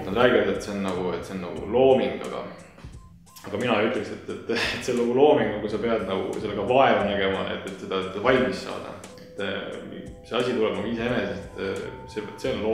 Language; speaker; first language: Estonian; native; Estonian